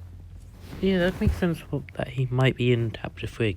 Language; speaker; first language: English; native; English